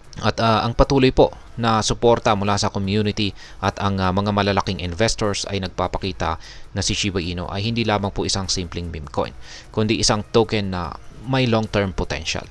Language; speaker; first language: Filipino; native; Filipino